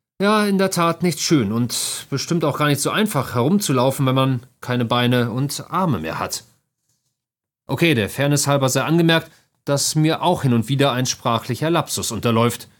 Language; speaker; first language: German; native; German